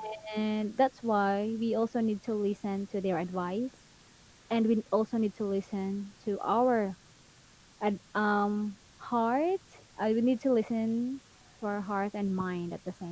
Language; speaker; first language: English; non-native, fluent; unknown